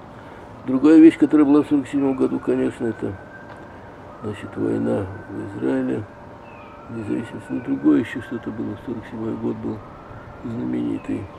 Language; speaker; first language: Russian; native; Russian